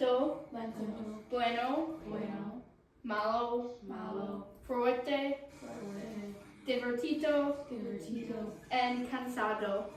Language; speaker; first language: Spanish; non-native, learner; English